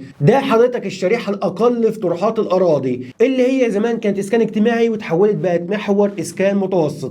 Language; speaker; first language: Arabic; native; Arabic